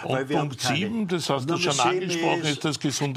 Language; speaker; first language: German; native; German